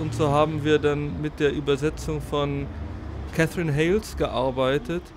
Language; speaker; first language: German; native; German